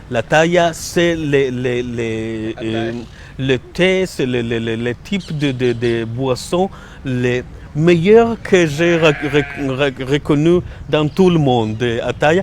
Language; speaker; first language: French; non-native, learner; Hebrew